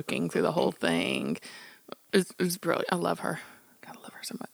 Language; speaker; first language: English; native; English